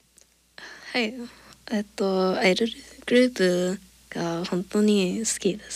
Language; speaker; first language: Japanese; non-native, learner; English